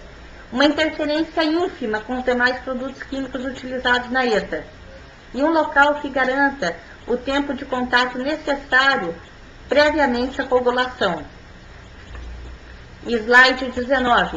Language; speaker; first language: Portuguese; native; Portuguese